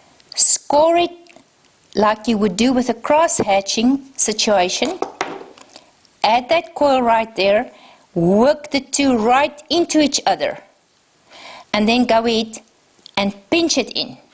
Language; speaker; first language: English; non-native, local second language; Afrikaans